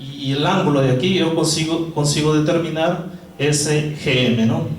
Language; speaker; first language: Spanish; non-native, fluent; Portuguese